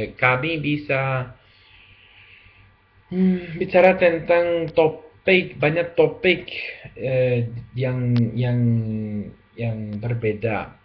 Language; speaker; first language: Indonesian; non-native, learner; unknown